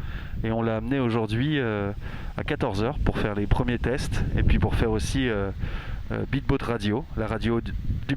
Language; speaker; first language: French; native; French